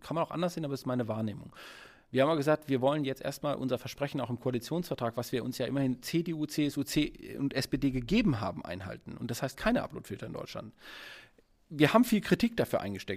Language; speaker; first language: German; native; German